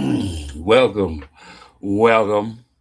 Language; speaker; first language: English; native; English